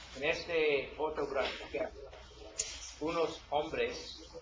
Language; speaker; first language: Spanish; non-native, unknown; English